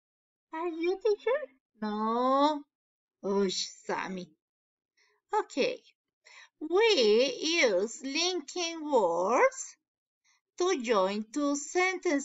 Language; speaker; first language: English; non-native, learner; Spanish